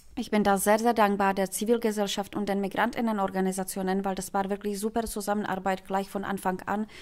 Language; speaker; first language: German; non-native, fluent; Czech